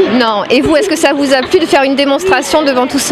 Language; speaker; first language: French; native; French